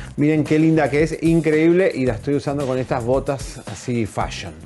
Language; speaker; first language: Spanish; native; Spanish